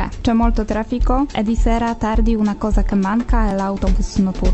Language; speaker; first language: Italian; non-native, fluent; Polish